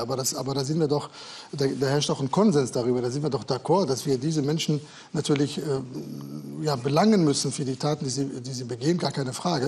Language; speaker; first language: German; native; German